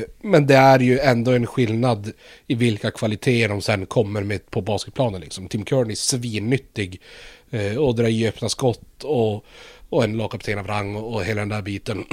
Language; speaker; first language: Swedish; native; Swedish